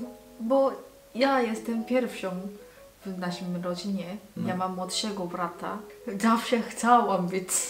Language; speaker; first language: Polish; non-native, learner; Korean